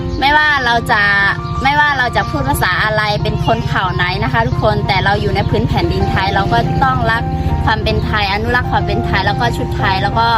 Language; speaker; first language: Thai; non-native, local second language; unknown